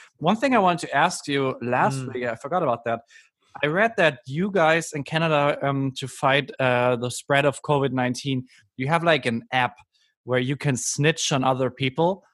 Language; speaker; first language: English; non-native, fluent; German